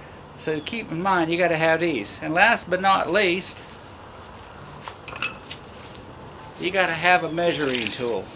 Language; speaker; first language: English; native; English